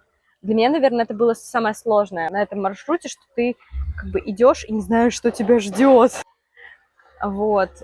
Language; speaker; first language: Russian; native; Russian